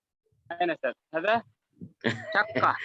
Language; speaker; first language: Arabic; non-native, learner; Indonesian